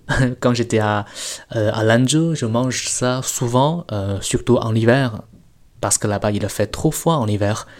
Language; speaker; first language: French; non-native, fluent; Chinese